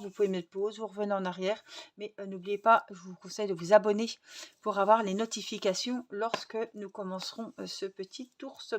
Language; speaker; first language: French; native; French